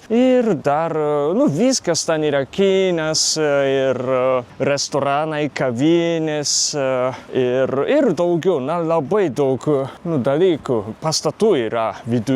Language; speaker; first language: Lithuanian; non-native, fluent; Japanese